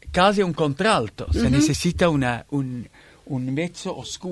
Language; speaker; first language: Spanish; non-native, fluent; Italian